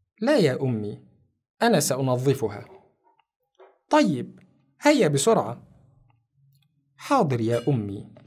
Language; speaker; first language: Arabic; non-native, fluent; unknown